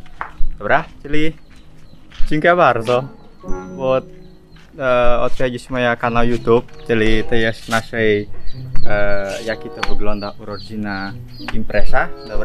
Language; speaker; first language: Polish; non-native, learner; Indonesian